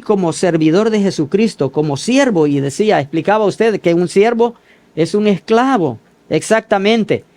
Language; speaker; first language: Spanish; native; Spanish